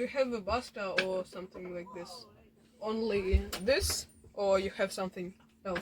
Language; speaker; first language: English; non-native, learner; Ukrainian